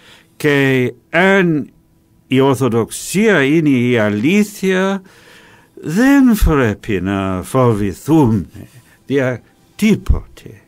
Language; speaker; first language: Greek; non-native, fluent; English